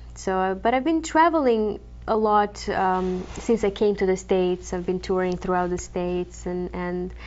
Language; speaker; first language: English; non-native, fluent; Croatian